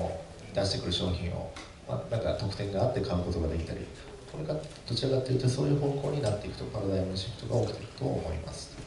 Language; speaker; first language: Japanese; native; Japanese